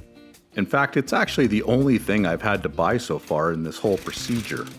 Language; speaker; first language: English; native; English